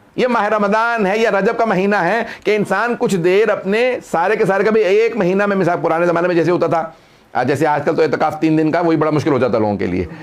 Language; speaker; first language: Urdu; native; Urdu